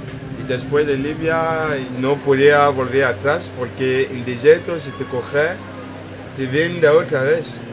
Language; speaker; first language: Spanish; non-native, learner; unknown